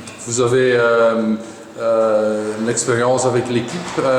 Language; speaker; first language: French; non-native, local second language; Dutch